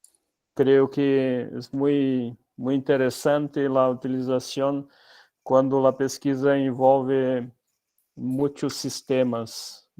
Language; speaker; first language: Spanish; non-native, learner; Portuguese